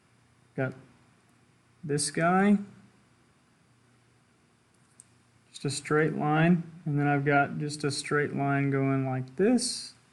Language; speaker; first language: English; native; English